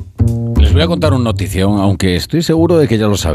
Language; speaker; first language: Spanish; native; Spanish